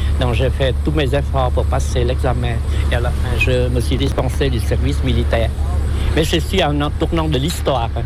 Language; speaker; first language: French; non-native, local second language; Vietnamese